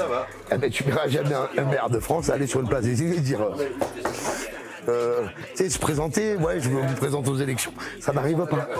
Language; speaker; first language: French; native; French